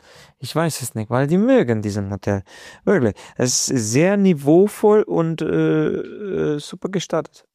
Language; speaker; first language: German; non-native, fluent; Hungarian